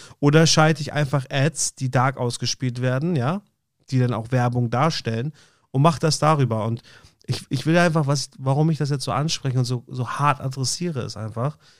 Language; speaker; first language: German; native; German